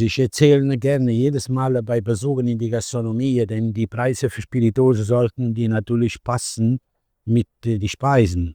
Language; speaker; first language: German; non-native, fluent; Italian